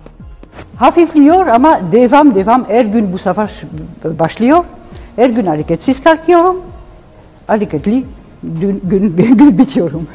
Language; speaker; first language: Turkish; non-native, learner; Dutch